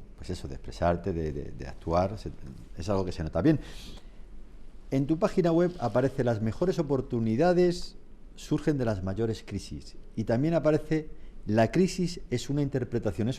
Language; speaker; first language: Spanish; native; Spanish